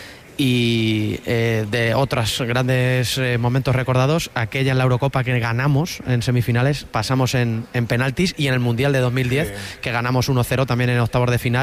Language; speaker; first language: Spanish; native; Spanish